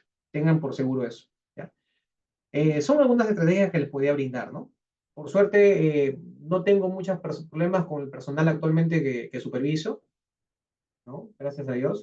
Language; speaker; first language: Spanish; native; Spanish